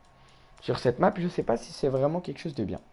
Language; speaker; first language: French; native; French